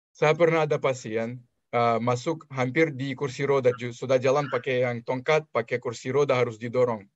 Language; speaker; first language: Indonesian; non-native, fluent; Russian